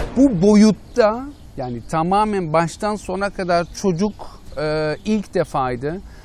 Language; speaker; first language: Turkish; early bilingual, heritage; Turkish